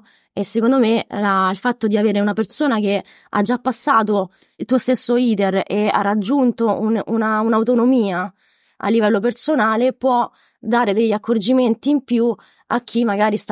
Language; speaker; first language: Italian; native; Italian